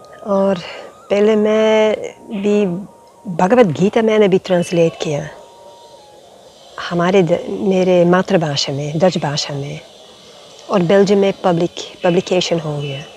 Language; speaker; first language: Hindi; non-native, fluent; Dutch